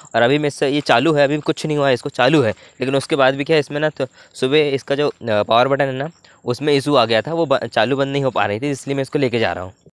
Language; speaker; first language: Hindi; native; Hindi